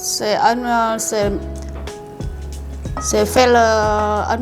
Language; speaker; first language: French; non-native, learner; Vietnamese